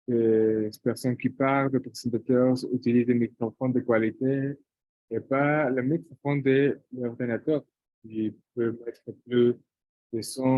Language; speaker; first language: French; non-native, fluent; Portuguese